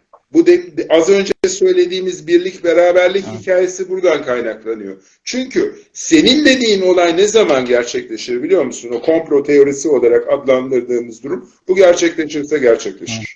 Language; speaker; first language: Turkish; native; Turkish